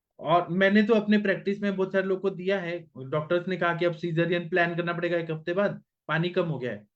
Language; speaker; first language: Hindi; non-native, local second language; Marathi